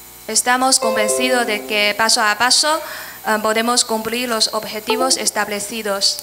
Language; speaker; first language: Spanish; non-native, fluent; Chinese